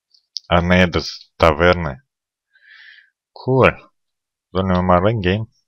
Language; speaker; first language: German; non-native, fluent; Russian